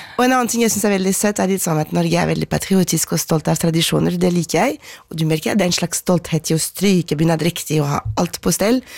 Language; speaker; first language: Norwegian; non-native, fluent; French